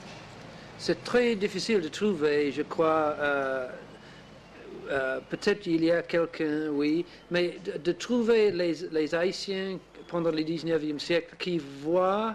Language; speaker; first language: French; non-native, learner; English